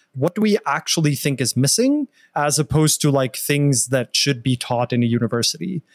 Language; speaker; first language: English; non-native, fluent; Norwegian